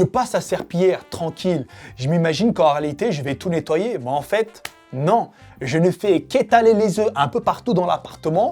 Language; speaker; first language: French; native; French